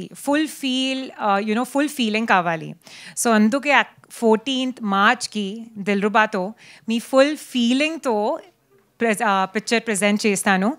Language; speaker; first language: Telugu; non-native, learner; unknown